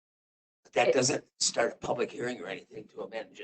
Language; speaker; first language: English; native; English